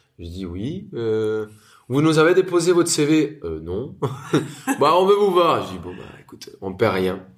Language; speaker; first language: French; non-native, fluent; Spanish